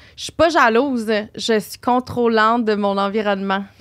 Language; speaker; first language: French; native; French